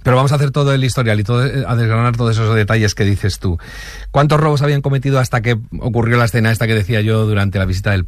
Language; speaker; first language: Spanish; native; Spanish